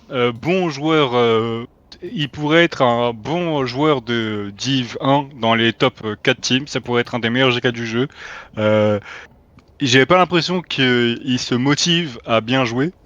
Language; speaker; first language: French; native; French